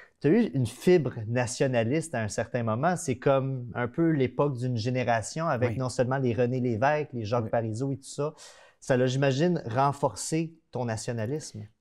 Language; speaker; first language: French; native; French